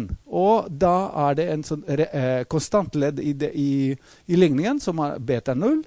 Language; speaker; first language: Norwegian; non-native, fluent; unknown